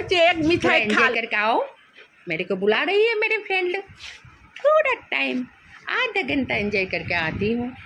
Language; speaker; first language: Hindi; non-native, local second language; Assamese